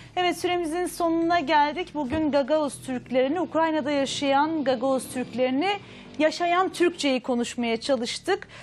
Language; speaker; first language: Turkish; native; Turkish